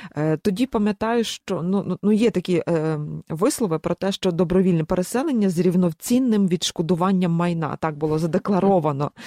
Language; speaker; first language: Ukrainian; native; Ukrainian